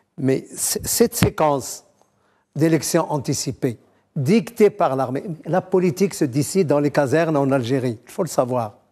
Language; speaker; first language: French; non-native, local second language; Arabic